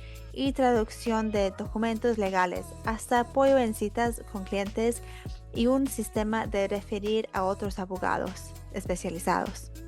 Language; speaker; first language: Spanish; non-native, fluent; English